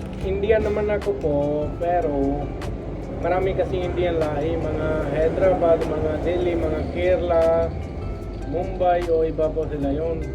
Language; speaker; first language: Filipino; non-native, learner; Punjabi